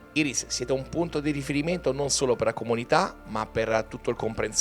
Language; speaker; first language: Italian; native; Italian